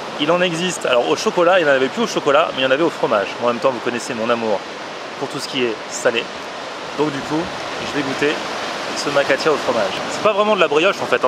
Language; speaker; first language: French; native; French